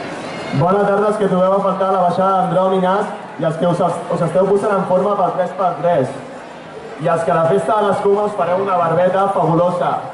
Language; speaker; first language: Catalan; native; Catalan